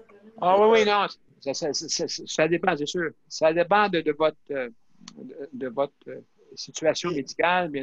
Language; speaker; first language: French; native; French